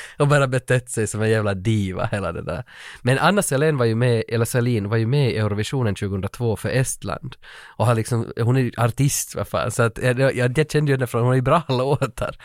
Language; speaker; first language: Swedish; native; Swedish